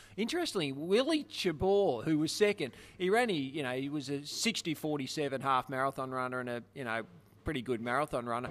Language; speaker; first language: English; native; English